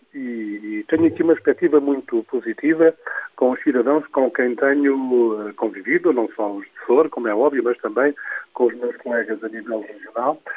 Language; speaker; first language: Portuguese; early bilingual, heritage; Portuguese